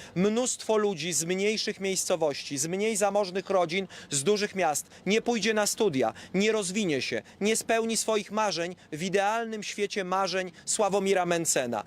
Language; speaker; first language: Polish; native; Polish